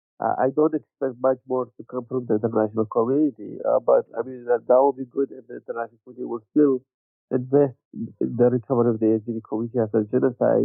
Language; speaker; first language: English; non-native, fluent; Kurdish